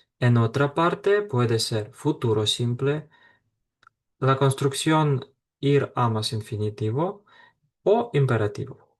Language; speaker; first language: Spanish; non-native, fluent; Ukrainian